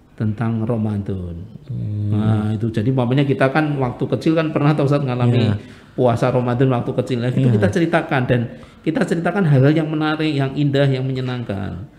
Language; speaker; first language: Indonesian; native; Indonesian